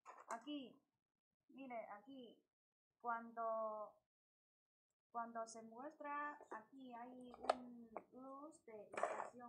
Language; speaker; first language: Spanish; non-native, learner; Chinese